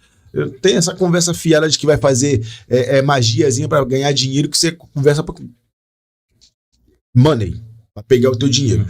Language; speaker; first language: Portuguese; native; Portuguese